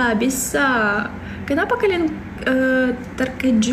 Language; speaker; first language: Indonesian; non-native, learner; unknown